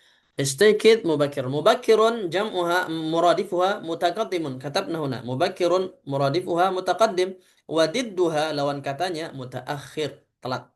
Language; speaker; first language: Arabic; non-native, fluent; Indonesian